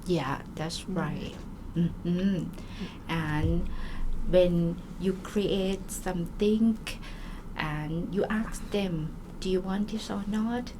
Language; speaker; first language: English; non-native, learner; Thai